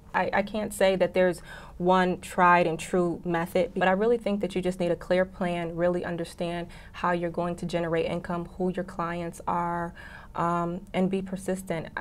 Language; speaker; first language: English; native; English